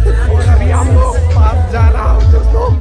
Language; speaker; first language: Hindi; non-native, local second language; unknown